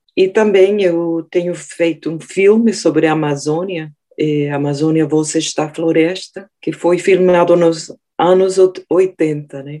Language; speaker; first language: Portuguese; non-native, fluent; Spanish